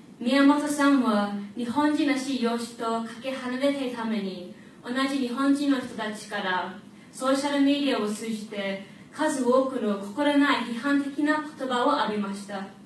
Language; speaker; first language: Japanese; early bilingual, heritage; Japanese